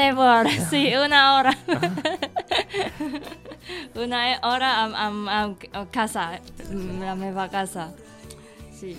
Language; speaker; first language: Catalan; non-native, learner; Indonesian